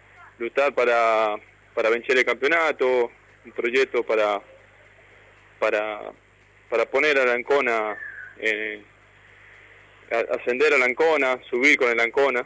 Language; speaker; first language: Italian; non-native, learner; Spanish